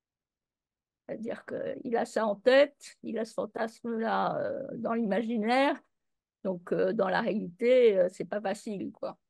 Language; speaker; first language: French; native; French